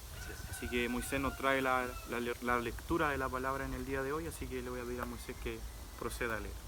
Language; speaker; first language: Spanish; native; Spanish